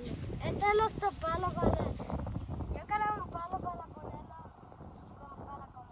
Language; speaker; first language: Spanish; early bilingual, heritage; Spanish